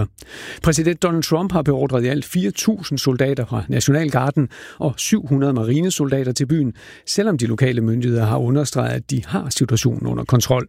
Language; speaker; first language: Danish; native; Danish